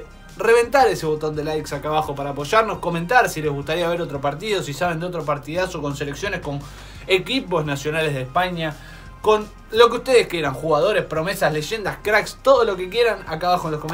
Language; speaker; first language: Spanish; native; Spanish